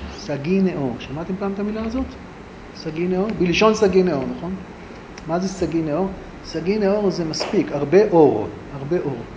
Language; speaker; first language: Hebrew; native; Hebrew